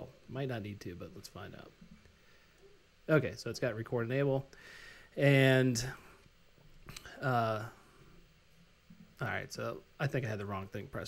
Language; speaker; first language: English; native; English